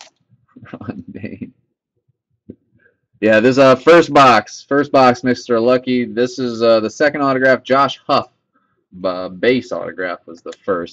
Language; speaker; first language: English; native; English